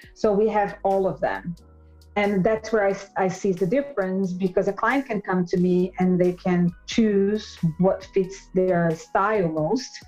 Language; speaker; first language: English; non-native, fluent; Portuguese